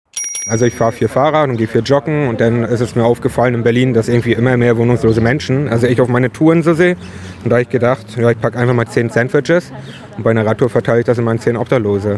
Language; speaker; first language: German; native; German